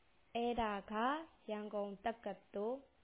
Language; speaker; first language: Korean; non-native, local second language; Burmese